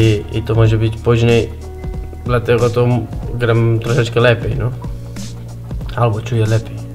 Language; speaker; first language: Polish; non-native, learner; Spanish